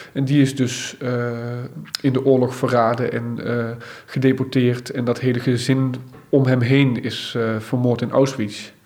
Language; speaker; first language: Dutch; native; Dutch